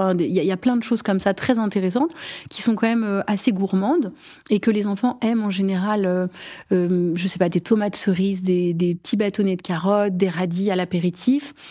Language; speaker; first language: French; native; French